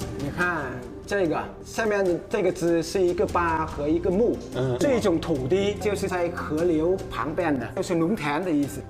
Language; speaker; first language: Chinese; non-native, fluent; Vietnamese